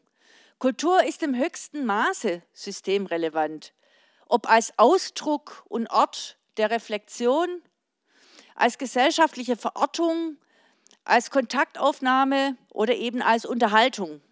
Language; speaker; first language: German; native; German